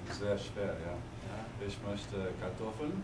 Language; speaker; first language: German; non-native, learner; English